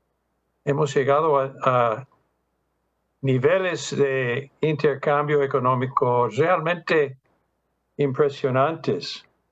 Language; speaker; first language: Spanish; non-native, fluent; English